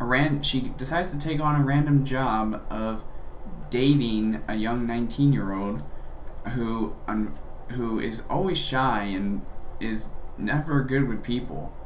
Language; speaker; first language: English; native; English